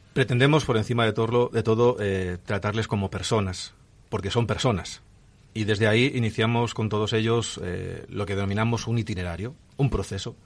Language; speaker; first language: Spanish; native; Spanish